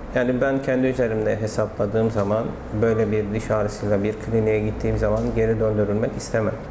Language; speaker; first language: Turkish; native; Turkish